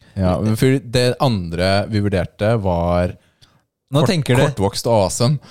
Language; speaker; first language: Norwegian; native; Norwegian